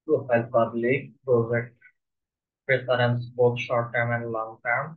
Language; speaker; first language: English; non-native, local second language; Bangla